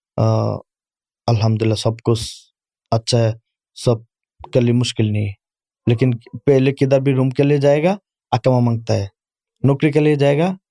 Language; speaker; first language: Urdu; non-native, learner; Bangla